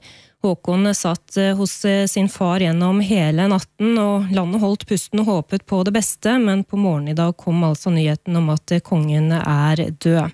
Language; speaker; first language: Norwegian; native; Norwegian